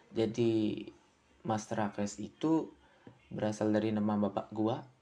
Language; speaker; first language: Indonesian; native; Indonesian